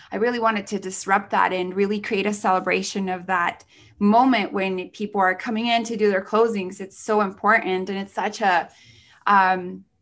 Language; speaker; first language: English; early bilingual, other home language; Spanish